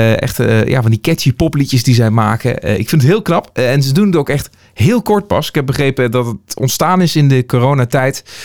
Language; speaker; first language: Dutch; native; Dutch